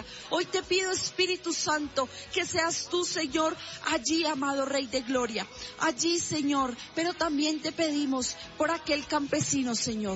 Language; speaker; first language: Spanish; native; Spanish